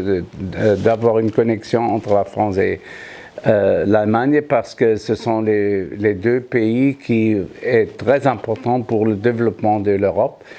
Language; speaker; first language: French; non-native, fluent; German